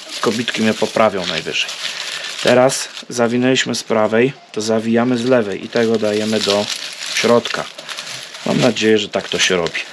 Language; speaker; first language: Polish; native; Polish